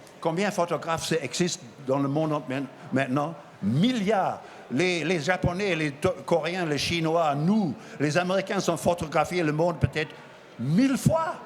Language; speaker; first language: French; non-native, fluent; German